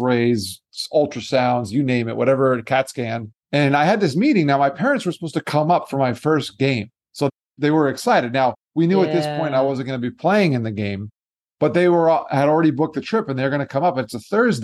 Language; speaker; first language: English; native; English